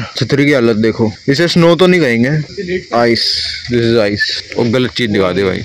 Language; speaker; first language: Hindi; native; Hindi